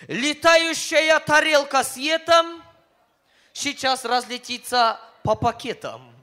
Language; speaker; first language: Russian; non-native, local second language; Kazakh